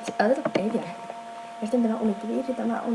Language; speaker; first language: Finnish; native; Finnish